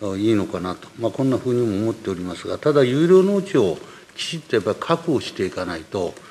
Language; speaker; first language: Japanese; native; Japanese